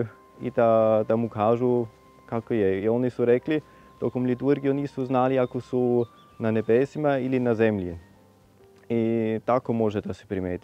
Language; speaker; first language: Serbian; non-native, fluent; German